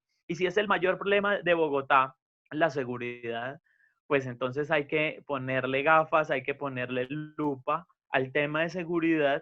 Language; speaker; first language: Spanish; native; Spanish